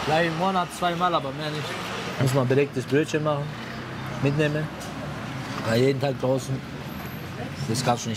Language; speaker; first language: German; non-native, fluent; Turkish